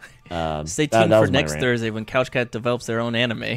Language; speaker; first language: English; native; English